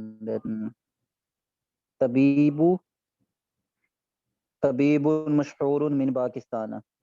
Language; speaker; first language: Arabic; non-native, learner; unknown